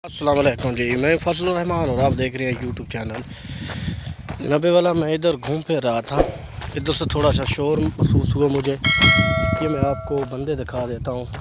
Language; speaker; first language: Urdu; non-native, local second language; Punjabi